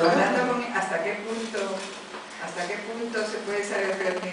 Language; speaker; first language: Spanish; native; Spanish